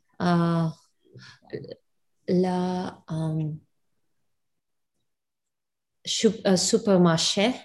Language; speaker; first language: French; non-native, learner; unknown